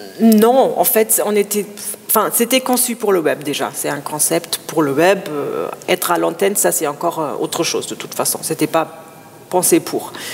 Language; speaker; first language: French; non-native, fluent; German